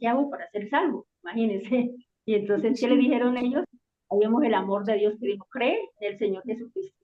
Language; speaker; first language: Spanish; native; Spanish